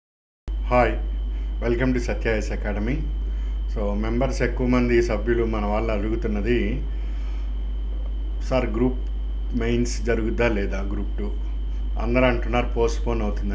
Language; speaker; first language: Telugu; native; Telugu